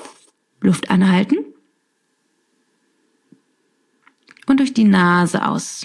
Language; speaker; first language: German; native; German